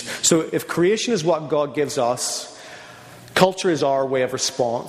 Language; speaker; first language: English; native; English